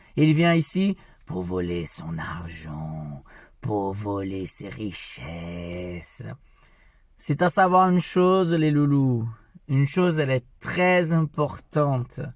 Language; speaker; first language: French; non-native, fluent; Portuguese